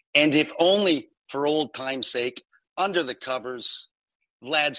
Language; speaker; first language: English; non-native, fluent; French